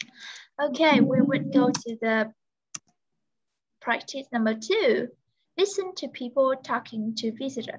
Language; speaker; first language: English; non-native, learner; Vietnamese